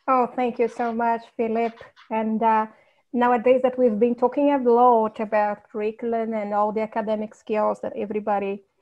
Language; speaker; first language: English; non-native, fluent; Portuguese